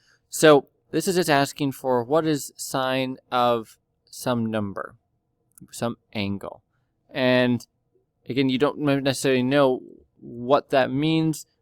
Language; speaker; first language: English; native; English